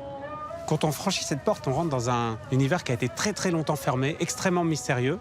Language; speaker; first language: French; native; French